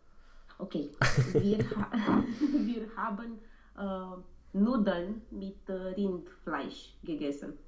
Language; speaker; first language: German; non-native, learner; Romanian